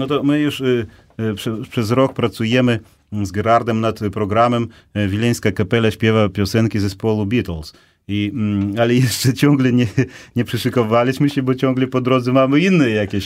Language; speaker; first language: Polish; native; Polish